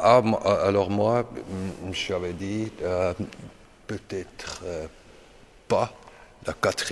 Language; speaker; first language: French; non-native, fluent; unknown